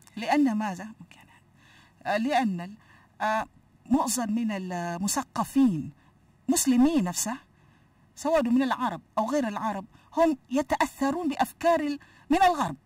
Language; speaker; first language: Arabic; non-native, fluent; Malay